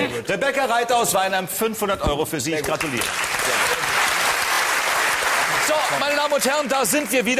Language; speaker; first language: German; native; German